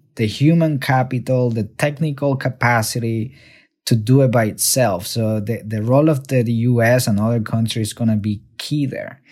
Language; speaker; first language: English; non-native, fluent; Spanish